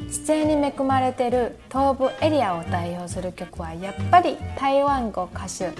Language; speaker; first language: Japanese; non-native, fluent; Chinese